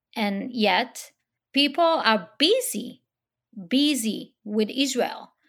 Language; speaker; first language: English; non-native, fluent; Hebrew